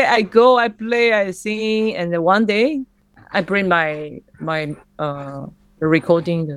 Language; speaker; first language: English; non-native, learner; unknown